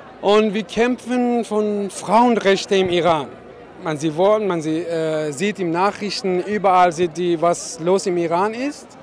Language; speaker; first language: German; non-native, learner; Persian